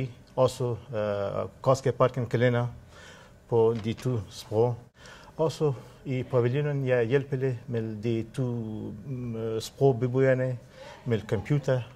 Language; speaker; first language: Danish; non-native, learner; Persian